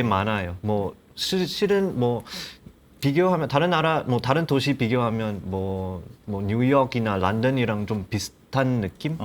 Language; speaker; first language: Korean; non-native, learner; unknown